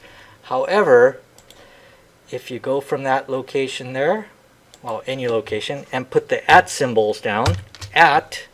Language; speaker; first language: English; native; English